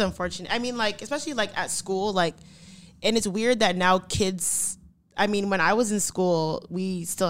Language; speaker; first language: English; native; English